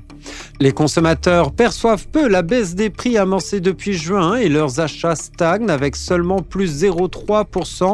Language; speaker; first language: French; native; French